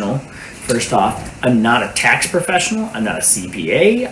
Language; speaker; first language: English; native; English